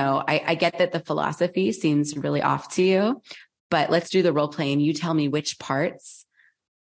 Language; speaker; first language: English; native; English